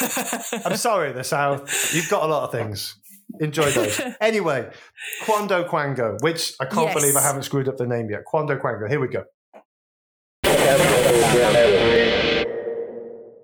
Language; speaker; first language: English; native; English